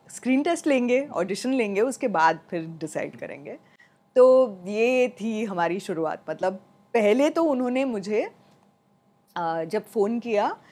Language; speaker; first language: Hindi; non-native, local second language; Marathi